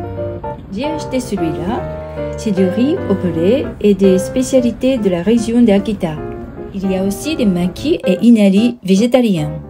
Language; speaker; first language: French; non-native, fluent; Japanese